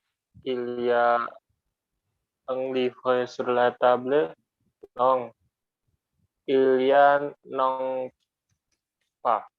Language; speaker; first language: French; non-native, learner; Indonesian